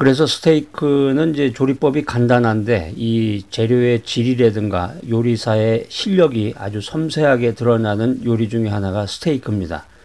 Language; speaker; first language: Korean; native; Korean